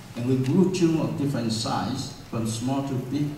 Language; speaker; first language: English; non-native, fluent; Chinese